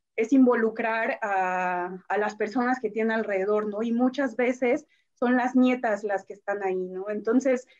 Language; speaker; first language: Spanish; native; Spanish